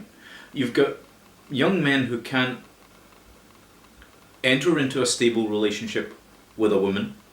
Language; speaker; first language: English; native; English